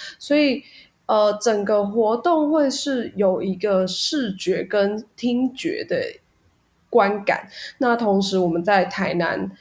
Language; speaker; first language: Chinese; native; Chinese